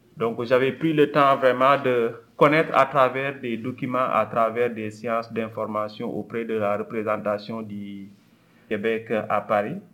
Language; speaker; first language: French; non-native, local second language; Wolof